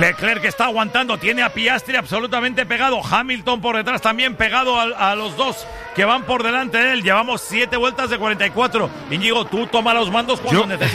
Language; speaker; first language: Spanish; native; Spanish